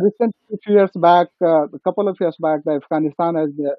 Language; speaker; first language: English; non-native, local second language; Nepali